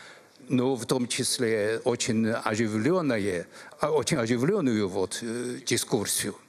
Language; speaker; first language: Russian; non-native, learner; Chinese